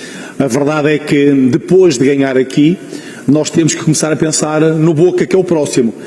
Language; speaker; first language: Portuguese; native; Portuguese